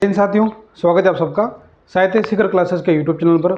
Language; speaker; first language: Hindi; native; Hindi